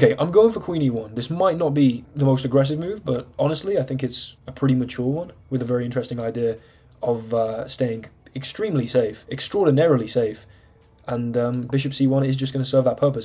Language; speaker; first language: English; native; English